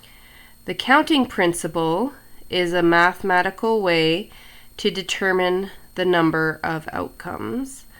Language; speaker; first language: English; native; English